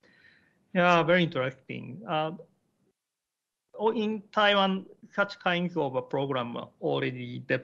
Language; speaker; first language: English; non-native, learner; Japanese